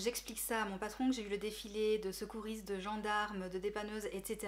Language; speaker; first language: French; native; French